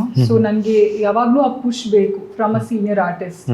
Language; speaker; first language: Kannada; non-native, local second language; Malayalam